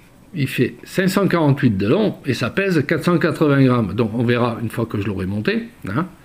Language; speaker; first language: French; native; French